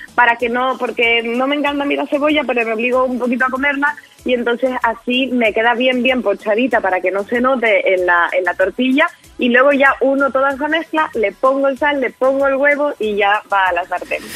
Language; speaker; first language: Spanish; native; Spanish